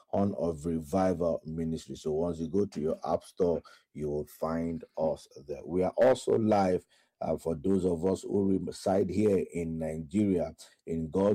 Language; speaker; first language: English; non-native, local second language; Yoruba